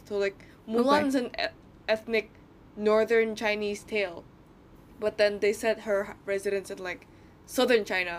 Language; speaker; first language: English; non-native, fluent; Indonesian